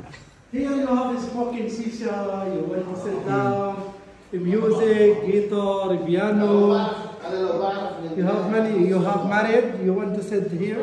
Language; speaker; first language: English; non-native, learner; Arabic